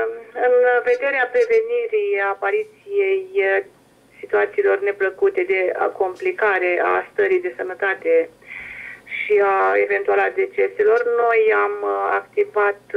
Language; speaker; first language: Romanian; native; Romanian